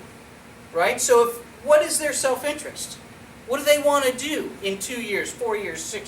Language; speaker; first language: English; native; English